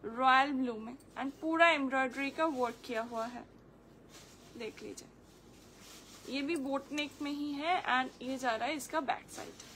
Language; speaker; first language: Hindi; non-native, local second language; Bangla